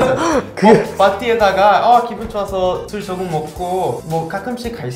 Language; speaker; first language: Korean; non-native, fluent; Portuguese